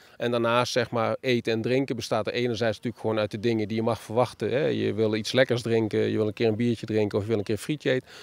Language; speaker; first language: Dutch; native; Dutch